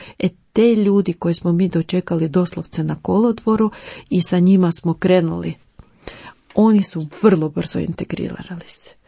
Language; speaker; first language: Croatian; non-native, fluent; Ukrainian